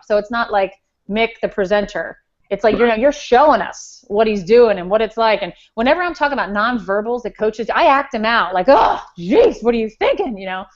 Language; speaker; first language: English; native; English